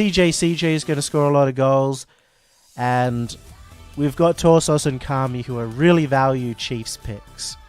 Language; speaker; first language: English; native; English